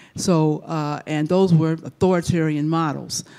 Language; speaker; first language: English; native; English